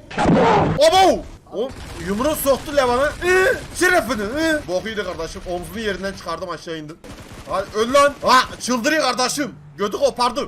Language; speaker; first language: Turkish; native; Turkish